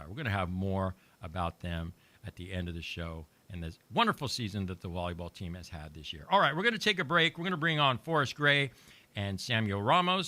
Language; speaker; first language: English; native; English